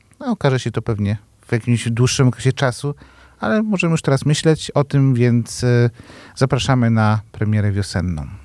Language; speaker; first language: Polish; native; Polish